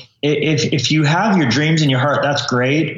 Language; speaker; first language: English; native; English